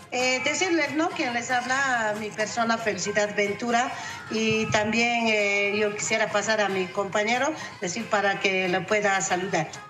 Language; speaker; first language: Spanish; native; Spanish